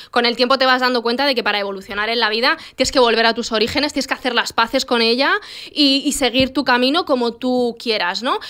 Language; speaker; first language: Spanish; early bilingual, other home language; Arabic